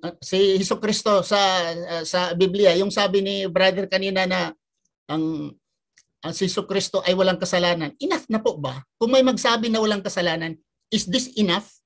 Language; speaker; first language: Filipino; native; Filipino